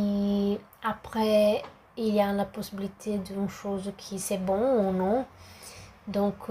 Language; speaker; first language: French; non-native, learner; Portuguese